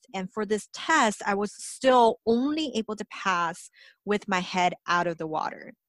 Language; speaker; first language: English; native; English